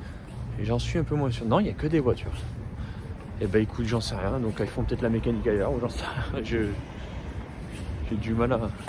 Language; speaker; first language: French; native; French